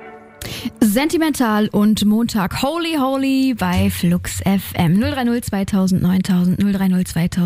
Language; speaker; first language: German; native; German